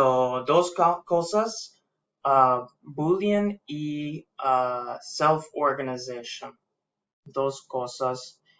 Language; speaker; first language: Spanish; non-native, learner; English